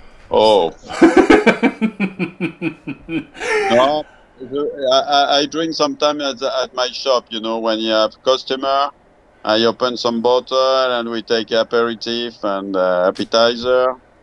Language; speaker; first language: English; non-native, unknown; French